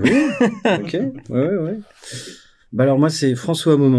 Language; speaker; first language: French; native; French